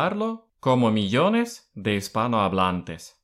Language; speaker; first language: Spanish; non-native, fluent; Russian